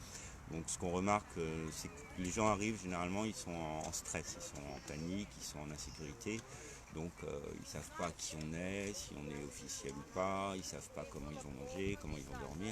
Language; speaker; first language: French; native; French